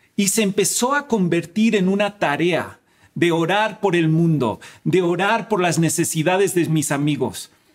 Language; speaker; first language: Spanish; native; Spanish